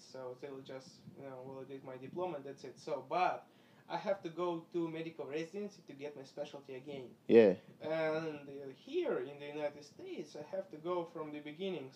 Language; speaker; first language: English; non-native, fluent; Russian